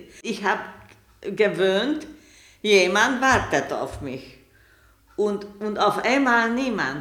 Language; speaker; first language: German; non-native, learner; Hungarian